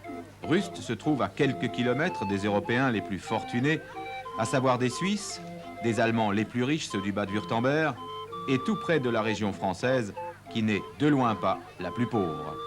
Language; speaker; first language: French; native; French